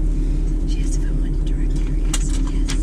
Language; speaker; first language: English; native; English